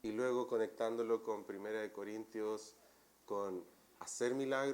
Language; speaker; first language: Spanish; native; Spanish